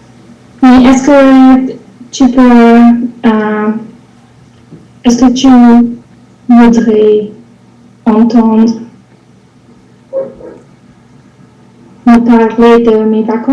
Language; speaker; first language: French; non-native, learner; English